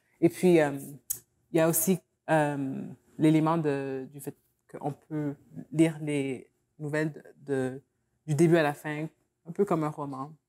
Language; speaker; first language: French; native; French